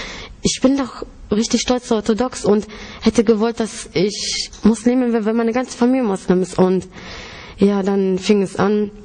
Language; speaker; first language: German; early bilingual, other home language; Greek